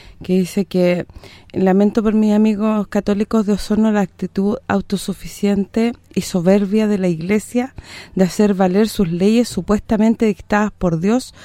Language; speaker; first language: Spanish; native; Spanish